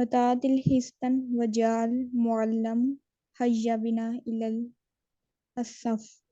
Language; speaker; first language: Arabic; non-native, learner; Urdu